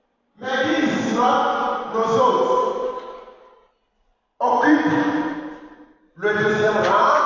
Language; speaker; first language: French; non-native, fluent; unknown